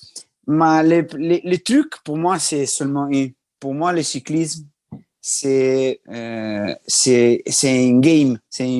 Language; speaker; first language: French; non-native, learner; Italian